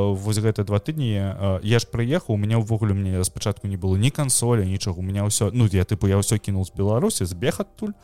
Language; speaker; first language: Belarusian; non-native, local second language; Russian